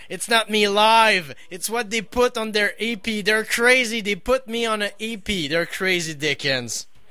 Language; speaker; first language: English; non-native, fluent; French